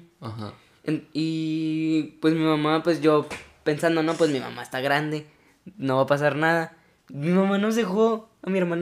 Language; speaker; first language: Spanish; native; Spanish